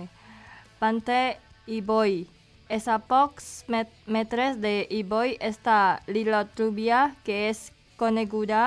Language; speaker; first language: Catalan; non-native, fluent; Indonesian